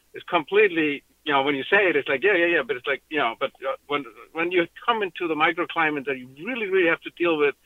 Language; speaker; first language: English; non-native, fluent; Icelandic